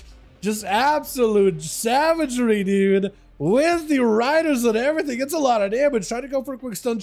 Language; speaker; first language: English; native; English